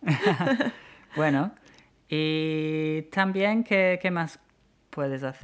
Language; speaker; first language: Spanish; non-native, fluent; English